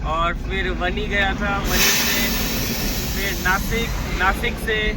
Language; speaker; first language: Hindi; non-native, local second language; Bangla